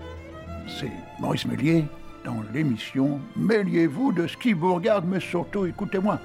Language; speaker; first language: French; native; French